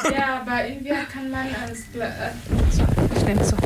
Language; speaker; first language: German; non-native, fluent; Tigrinya